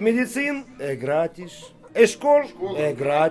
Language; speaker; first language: French; non-native, learner; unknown